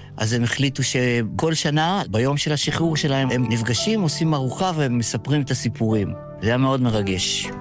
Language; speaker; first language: Hebrew; early bilingual, other home language; Yiddish